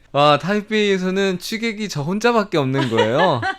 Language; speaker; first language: Korean; native; Korean